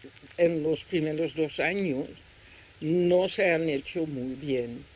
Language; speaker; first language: Spanish; non-native, fluent; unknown